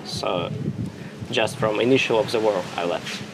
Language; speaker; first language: English; non-native, fluent; Russian